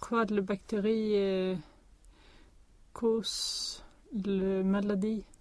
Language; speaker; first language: French; non-native, learner; Swedish